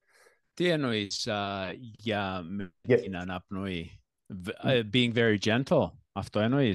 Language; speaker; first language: Greek; early bilingual, heritage; Greek